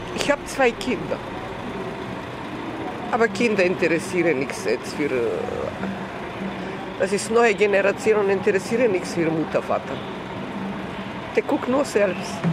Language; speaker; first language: German; non-native, learner; Serbian